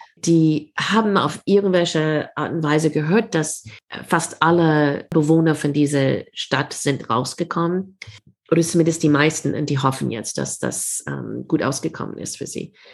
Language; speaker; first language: German; non-native, fluent; English